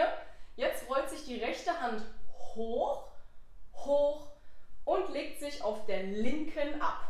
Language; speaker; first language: German; native; German